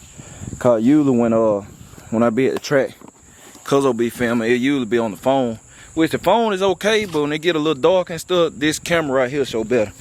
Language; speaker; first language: English; native; English